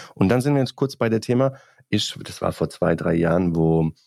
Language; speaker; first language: German; non-native, fluent; Bosnian